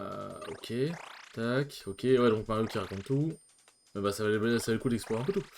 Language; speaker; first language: French; native; French